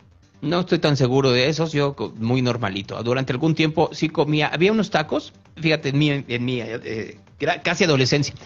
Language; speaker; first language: Spanish; native; Spanish